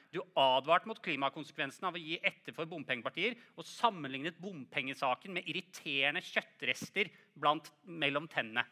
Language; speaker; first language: Norwegian; native; Norwegian